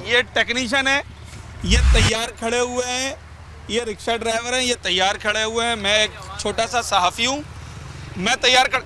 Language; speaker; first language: Urdu; native; Urdu